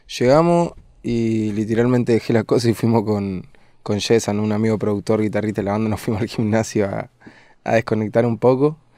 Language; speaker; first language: Spanish; native; Spanish